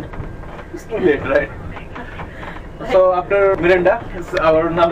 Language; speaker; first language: English; non-native, learner; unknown